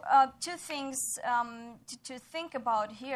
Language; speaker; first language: English; non-native, fluent; Ukrainian